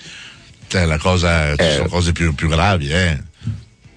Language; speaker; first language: Italian; native; Italian